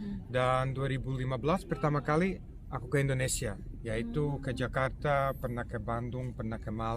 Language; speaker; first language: Indonesian; non-native, fluent; Serbian